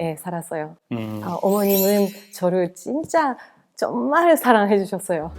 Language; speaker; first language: Korean; non-native, fluent; Japanese